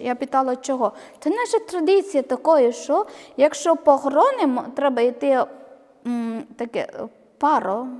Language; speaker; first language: Ukrainian; non-native, learner; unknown